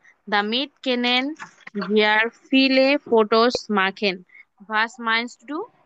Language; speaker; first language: German; non-native, learner; Bangla